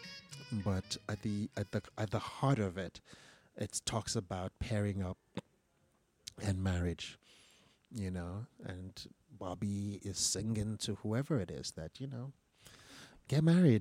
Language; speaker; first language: English; non-native, local second language; Igbo